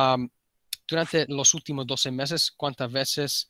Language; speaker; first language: Spanish; early bilingual, heritage; Spanish